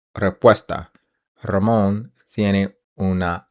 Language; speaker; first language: Spanish; non-native, learner; English